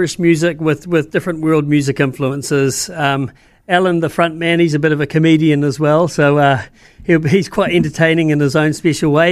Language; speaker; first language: English; native; English